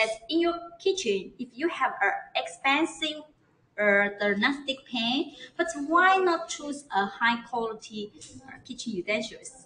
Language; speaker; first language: English; non-native, learner; Chinese